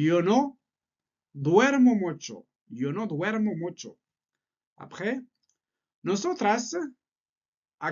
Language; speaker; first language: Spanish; non-native, fluent; French